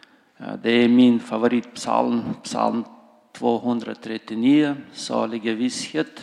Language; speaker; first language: Swedish; non-native, fluent; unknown